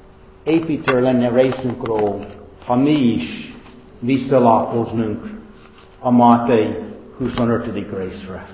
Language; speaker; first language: Hungarian; non-native, fluent; English